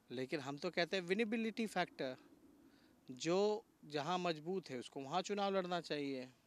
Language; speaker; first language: Hindi; native; Hindi